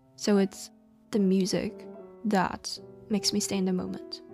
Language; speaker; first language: English; non-native, local second language; Cantonese